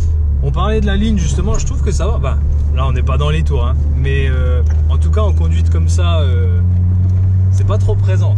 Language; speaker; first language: French; native; French